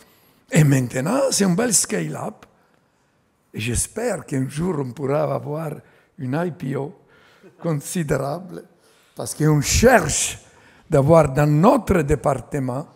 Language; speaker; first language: French; non-native, fluent; Italian